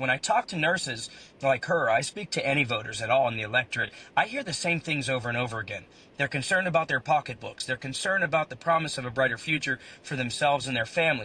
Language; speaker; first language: English; native; English